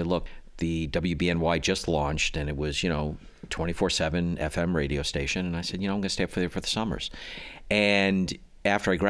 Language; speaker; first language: English; native; English